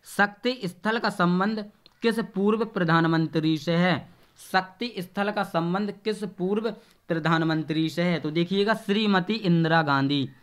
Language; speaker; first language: Hindi; native; Hindi